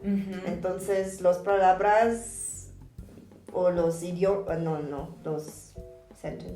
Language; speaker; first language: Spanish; non-native, learner; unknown